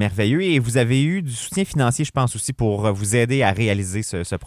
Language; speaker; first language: French; native; French